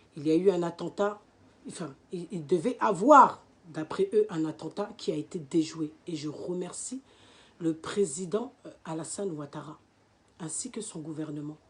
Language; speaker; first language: French; native; French